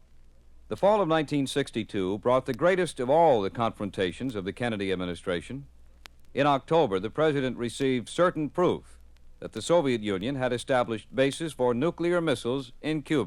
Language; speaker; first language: English; native; English